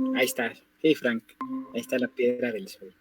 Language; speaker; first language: Spanish; native; Spanish